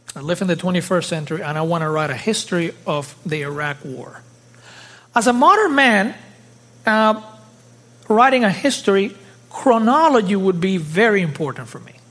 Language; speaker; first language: English; early bilingual, other home language; Spanish